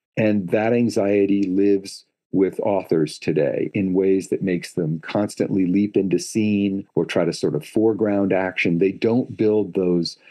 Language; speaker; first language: English; native; English